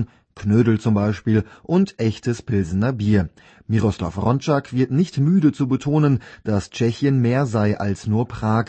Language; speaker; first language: German; native; German